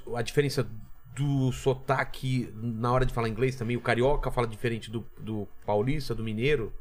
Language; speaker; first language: Portuguese; native; Portuguese